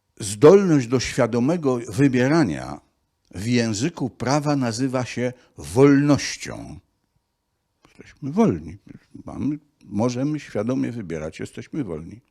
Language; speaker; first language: Polish; native; Polish